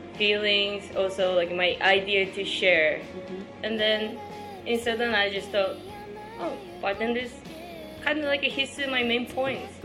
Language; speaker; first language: English; non-native, fluent; Japanese